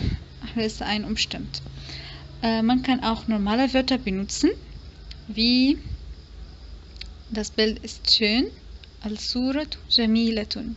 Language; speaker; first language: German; non-native, fluent; Arabic